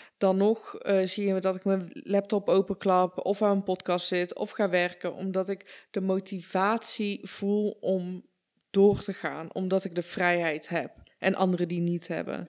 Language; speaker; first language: Dutch; early bilingual, other home language; Persian